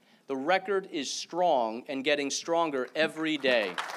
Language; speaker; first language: English; native; English